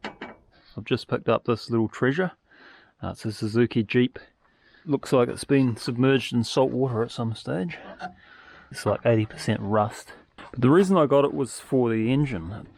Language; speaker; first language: English; native; English